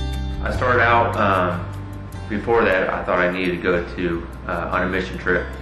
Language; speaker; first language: English; native; English